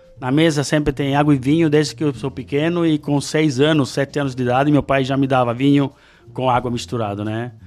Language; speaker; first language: Portuguese; non-native, fluent; Italian